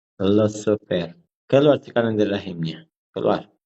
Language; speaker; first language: Malay; native; Malay